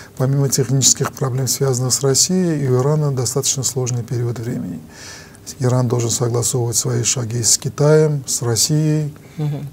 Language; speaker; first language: Russian; non-native, local second language; Armenian